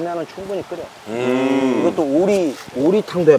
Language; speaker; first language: Korean; native; Korean